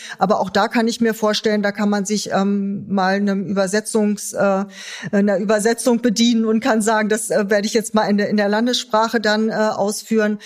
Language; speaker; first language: German; native; German